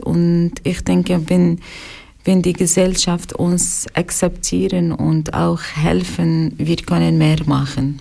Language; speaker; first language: German; non-native, learner; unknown